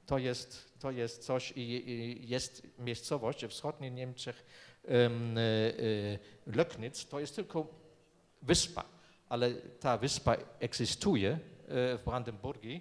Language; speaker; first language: Polish; non-native, fluent; German